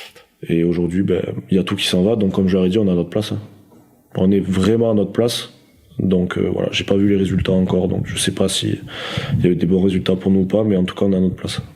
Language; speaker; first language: French; native; French